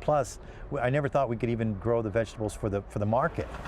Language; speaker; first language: English; native; English